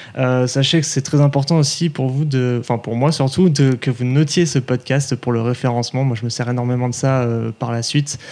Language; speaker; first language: French; native; French